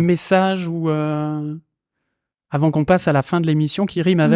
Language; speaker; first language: French; native; French